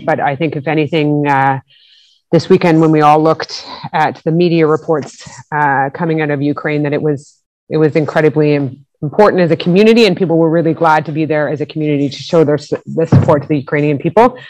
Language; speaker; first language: English; native; English